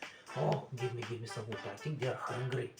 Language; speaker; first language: English; non-native, learner; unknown